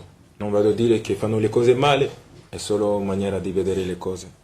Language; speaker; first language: Italian; non-native, fluent; French